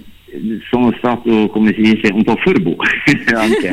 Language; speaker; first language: Italian; non-native, learner; Norwegian